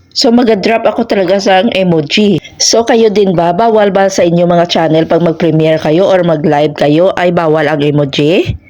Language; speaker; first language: Filipino; non-native, local second language; Hiligaynon